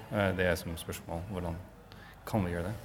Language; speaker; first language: Norwegian; non-native, fluent; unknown